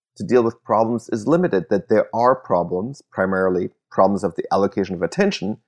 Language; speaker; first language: English; early bilingual, other home language; German